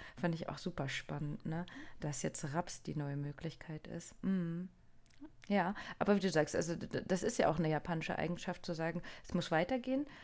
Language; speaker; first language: German; non-native, fluent; Japanese